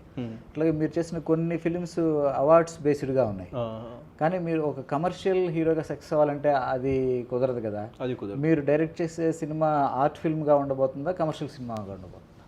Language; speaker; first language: Telugu; native; Telugu